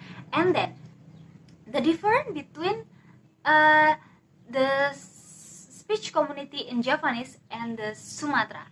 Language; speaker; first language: English; non-native, learner; Indonesian